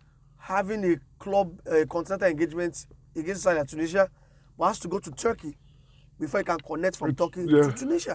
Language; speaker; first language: English; non-native, local second language; Yoruba